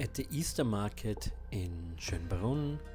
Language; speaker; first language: English; non-native, fluent; German